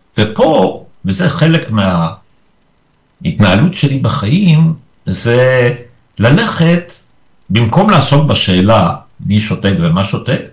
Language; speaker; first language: Hebrew; early bilingual, other home language; Polish